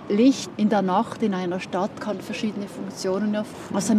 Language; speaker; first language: German; native; German